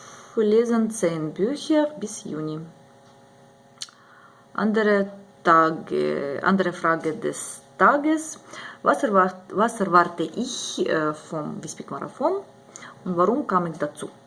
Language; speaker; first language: German; non-native, learner; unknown